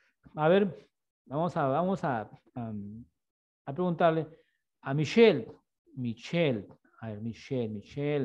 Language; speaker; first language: Spanish; native; Spanish